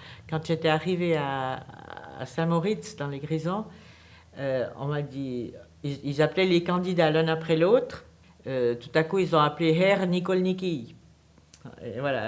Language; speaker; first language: French; native; French